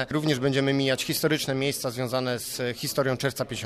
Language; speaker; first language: Polish; native; Polish